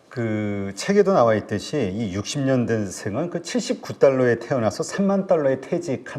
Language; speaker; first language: Korean; native; Korean